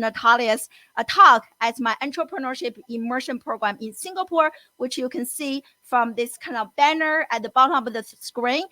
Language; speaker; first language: English; non-native, fluent; Chinese